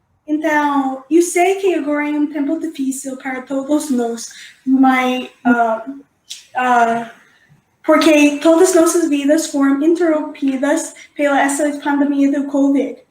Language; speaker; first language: Portuguese; non-native, fluent; English